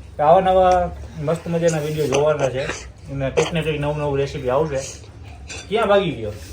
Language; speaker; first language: Gujarati; native; Gujarati